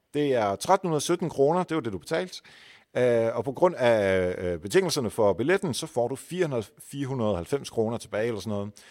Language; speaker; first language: Danish; non-native, fluent; Dutch